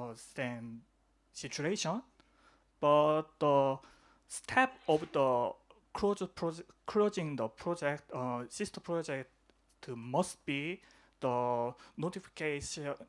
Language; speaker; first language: English; non-native, learner; Korean